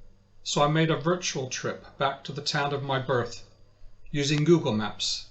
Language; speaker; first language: English; native; English